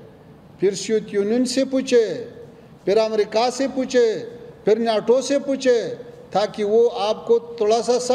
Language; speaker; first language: Hindi; non-native, learner; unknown